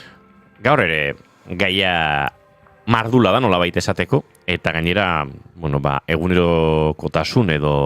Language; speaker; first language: Basque; native; Basque